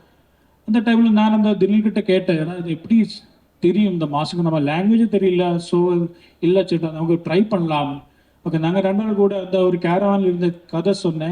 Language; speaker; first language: Tamil; non-native, learner; Malayalam